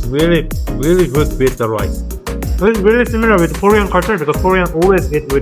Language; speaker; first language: English; non-native, fluent; Korean